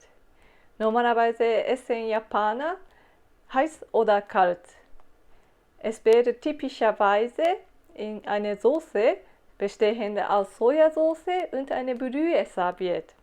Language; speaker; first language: German; non-native, fluent; Japanese